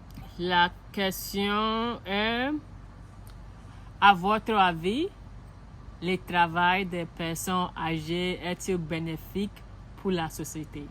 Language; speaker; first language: French; non-native, learner; Akan